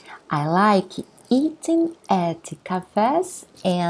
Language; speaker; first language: English; non-native, fluent; Portuguese